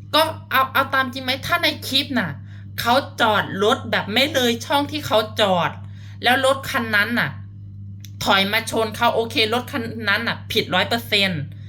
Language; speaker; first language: Thai; non-native, fluent; Lao